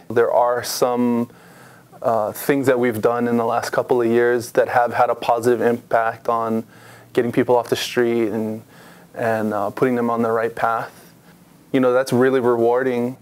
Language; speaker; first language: English; native; English